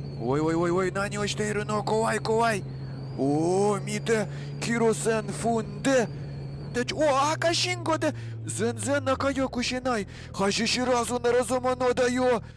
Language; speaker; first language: Japanese; non-native, learner; Russian